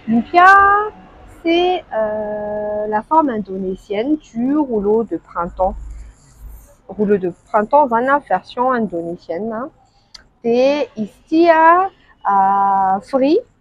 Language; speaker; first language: French; non-native, local second language; Malagasy